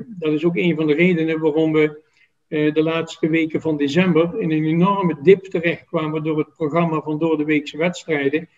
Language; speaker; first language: Dutch; native; Dutch